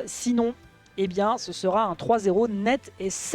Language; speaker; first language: French; native; French